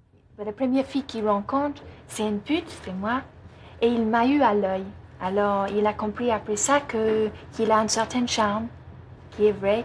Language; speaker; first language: French; non-native, fluent; English